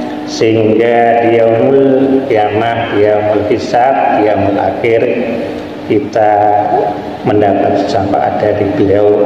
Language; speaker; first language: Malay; non-native, local second language; Javanese